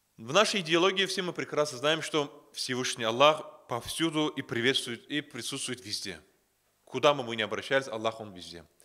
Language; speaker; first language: Russian; non-native, local second language; Azerbaijani